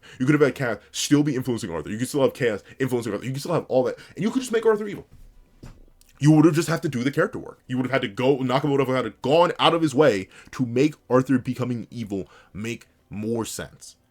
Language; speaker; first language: English; native; English